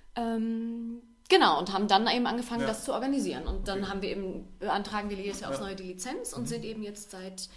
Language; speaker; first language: German; native; German